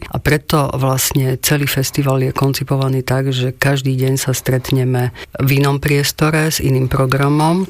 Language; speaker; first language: Slovak; native; Slovak